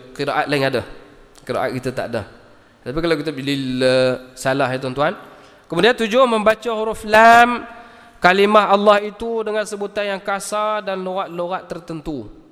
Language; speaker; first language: Malay; native; Malay